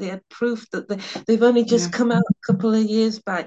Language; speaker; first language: English; native; English